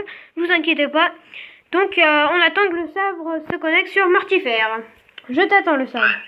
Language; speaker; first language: French; native; French